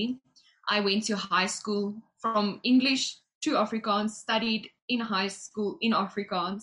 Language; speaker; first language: English; native; English